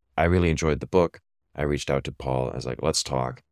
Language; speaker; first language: English; non-native, fluent; German